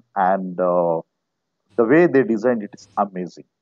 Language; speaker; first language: English; non-native, local second language; Telugu